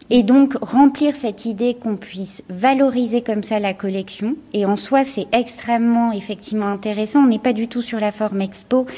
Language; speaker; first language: French; native; French